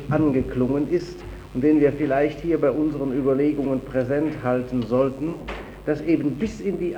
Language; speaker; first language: German; native; German